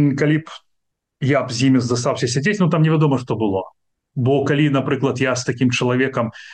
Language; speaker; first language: Belarusian; non-native, local second language; Russian